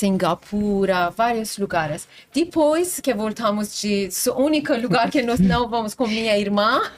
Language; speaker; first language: Portuguese; non-native, learner; Persian